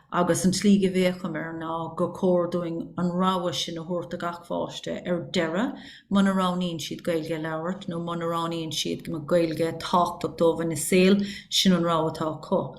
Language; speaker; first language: Irish; non-native, local second language; English